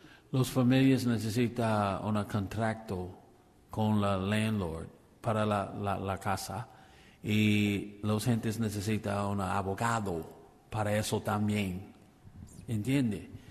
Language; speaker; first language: Spanish; non-native, learner; English